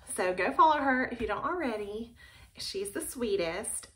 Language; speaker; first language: English; native; English